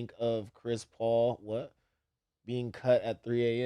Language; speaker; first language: English; native; English